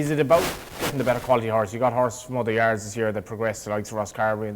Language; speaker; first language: English; native; English